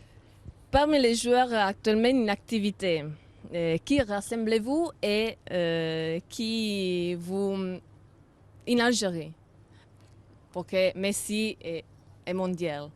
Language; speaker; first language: French; non-native, learner; Italian